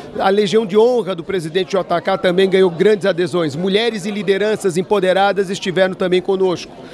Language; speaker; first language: Portuguese; native; Portuguese